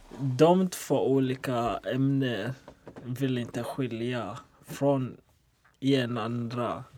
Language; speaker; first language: Swedish; non-native, local second language; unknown